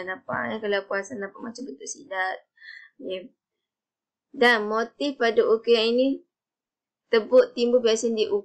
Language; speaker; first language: Malay; native; Malay